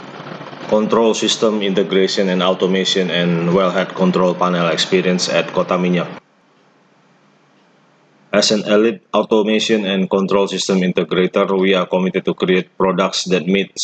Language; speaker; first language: English; non-native, fluent; Indonesian